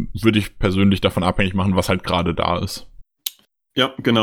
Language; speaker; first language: German; native; German